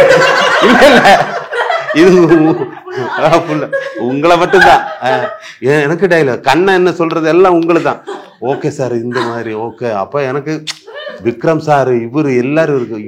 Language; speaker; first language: Tamil; non-native, learner; Malayalam